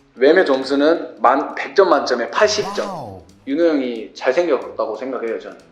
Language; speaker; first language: Korean; native; Korean